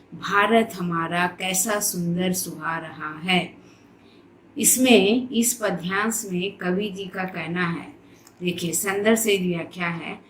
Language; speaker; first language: Hindi; non-native, local second language; Telugu